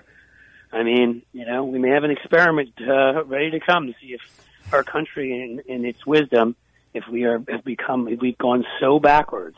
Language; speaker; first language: English; native; English